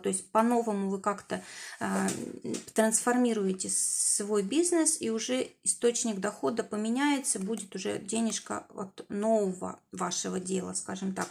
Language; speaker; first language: Russian; native; Russian